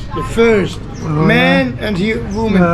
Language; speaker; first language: English; non-native, learner; Italian